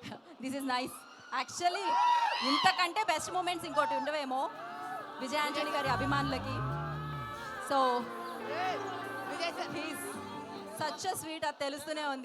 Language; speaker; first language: Telugu; native; Telugu